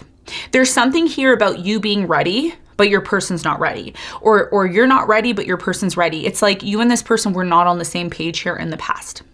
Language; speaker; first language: English; native; English